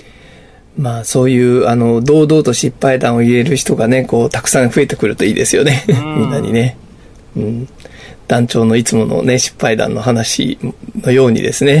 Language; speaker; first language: Japanese; native; Japanese